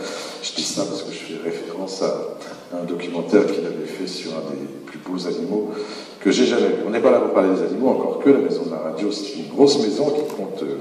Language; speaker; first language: French; native; French